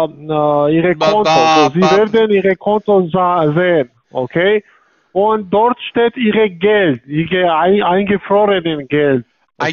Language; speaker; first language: German; non-native, learner; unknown